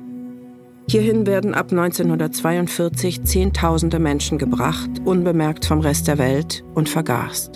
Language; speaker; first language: German; native; German